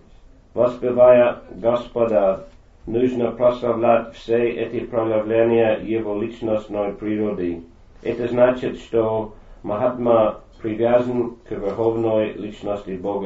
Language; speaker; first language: Russian; non-native, fluent; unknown